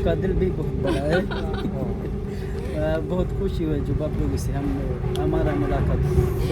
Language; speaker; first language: Hindi; non-native, learner; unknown